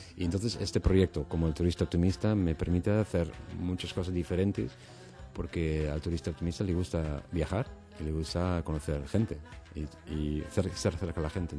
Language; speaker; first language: Spanish; non-native, fluent; Dutch